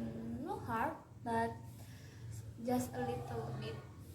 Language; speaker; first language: English; non-native, learner; Indonesian